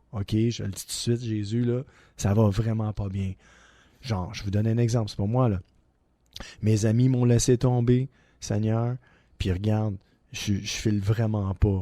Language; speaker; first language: French; native; French